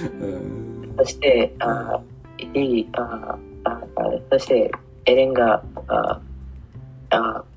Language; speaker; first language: Japanese; non-native, learner; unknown